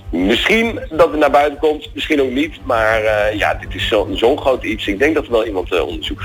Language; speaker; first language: Dutch; native; Dutch